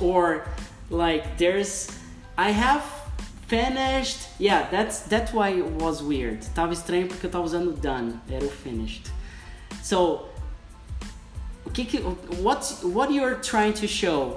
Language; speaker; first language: English; non-native, fluent; Portuguese